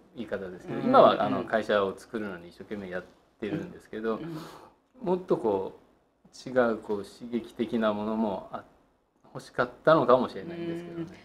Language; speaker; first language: Japanese; native; Japanese